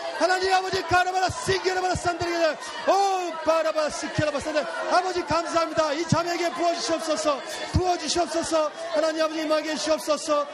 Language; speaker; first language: Korean; early bilingual, heritage; Korean